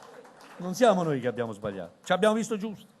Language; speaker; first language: Italian; native; Italian